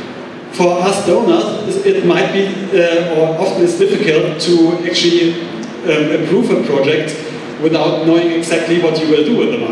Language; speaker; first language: English; non-native, fluent; German